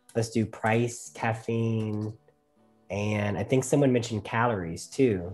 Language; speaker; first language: English; native; English